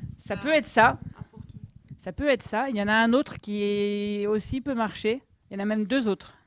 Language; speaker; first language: French; native; French